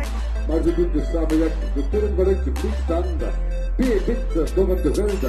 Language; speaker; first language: Dutch; non-native, local second language; French